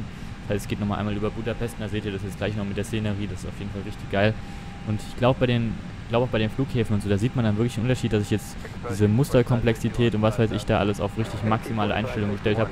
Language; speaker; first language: German; native; German